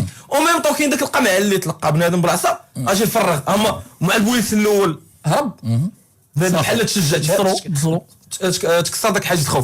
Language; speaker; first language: Arabic; native; Arabic